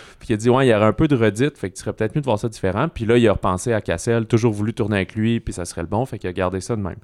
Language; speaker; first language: French; native; French